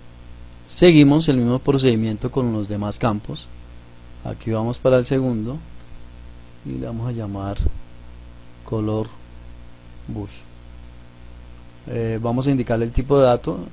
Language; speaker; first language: Spanish; native; Spanish